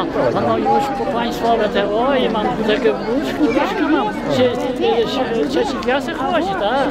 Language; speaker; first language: Polish; early bilingual, heritage; Polish